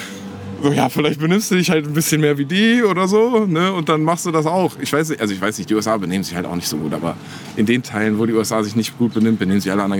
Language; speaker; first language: German; native; German